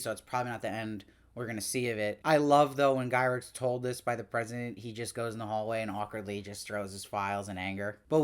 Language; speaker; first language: English; native; English